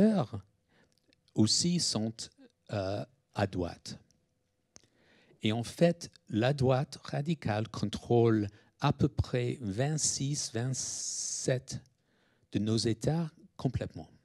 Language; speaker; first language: French; non-native, fluent; English